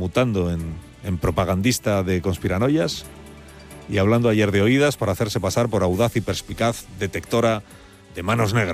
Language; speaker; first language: Spanish; native; Spanish